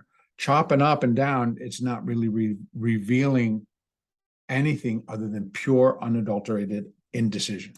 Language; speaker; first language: English; native; English